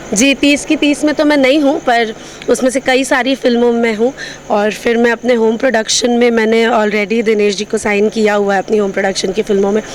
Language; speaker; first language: Hindi; non-native, local second language; Bhojpuri